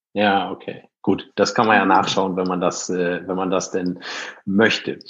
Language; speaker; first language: German; native; German